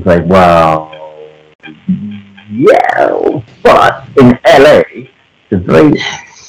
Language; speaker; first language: English; non-native, local second language; Punjabi